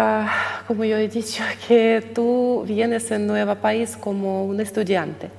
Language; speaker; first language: Spanish; non-native, learner; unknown